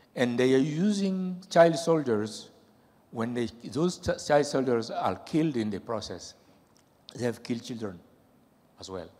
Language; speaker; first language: English; non-native, fluent; French